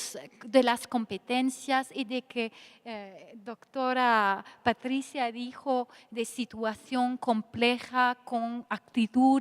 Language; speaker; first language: Spanish; non-native, fluent; French